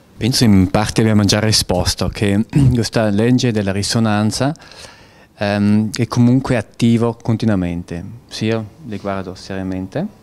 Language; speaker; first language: Italian; non-native, fluent; German